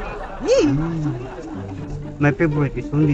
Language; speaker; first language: English; non-native, local second language; Filipino